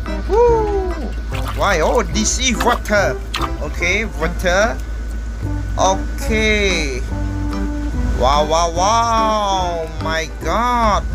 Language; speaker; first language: English; non-native, learner; Khmer